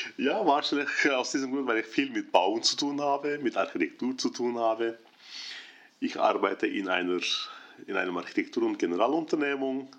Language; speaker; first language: German; non-native, fluent; Turkish